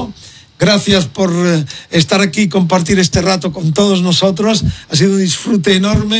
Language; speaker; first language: Spanish; native; Spanish